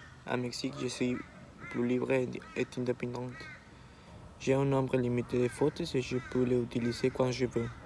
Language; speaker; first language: French; non-native, learner; Spanish